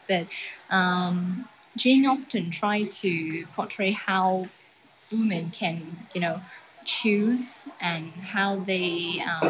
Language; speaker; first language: English; non-native, local second language; Cantonese